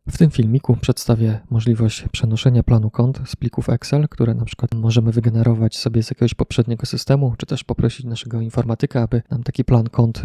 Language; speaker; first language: Polish; native; Polish